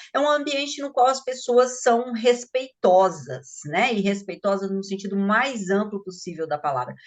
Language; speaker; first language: Portuguese; native; Portuguese